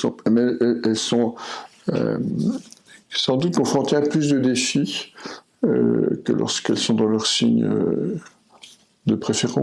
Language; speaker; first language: French; native; French